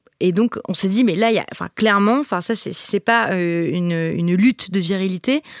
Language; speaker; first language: French; native; French